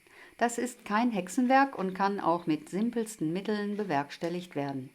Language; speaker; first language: German; native; German